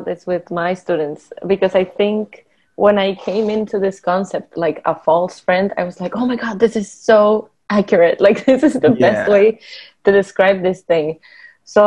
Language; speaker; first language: English; non-native, fluent; Spanish